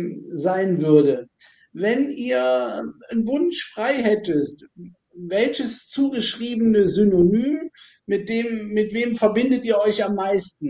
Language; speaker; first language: German; native; German